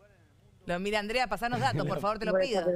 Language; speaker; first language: Spanish; native; Spanish